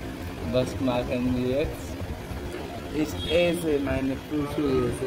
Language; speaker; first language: German; non-native, learner; Bangla